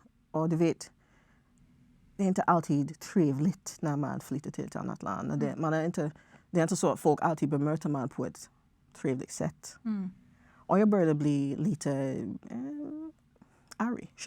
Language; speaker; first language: Swedish; non-native, fluent; English